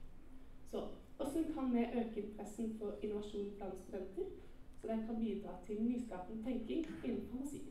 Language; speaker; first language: Norwegian; native; Norwegian